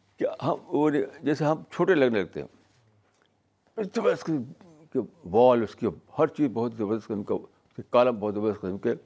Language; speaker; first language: Urdu; native; Urdu